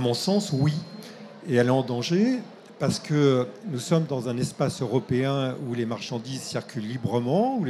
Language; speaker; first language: French; native; French